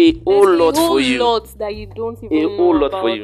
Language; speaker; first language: English; non-native, local second language; Yoruba